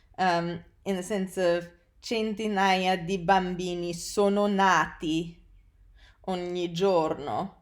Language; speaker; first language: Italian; non-native, fluent; English